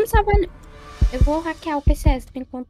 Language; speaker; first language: Portuguese; native; Portuguese